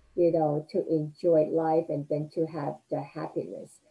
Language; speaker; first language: English; non-native, fluent; Chinese